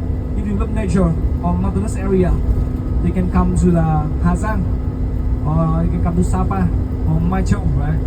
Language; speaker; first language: English; non-native, fluent; Vietnamese